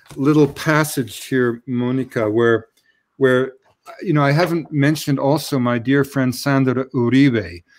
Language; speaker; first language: English; native; English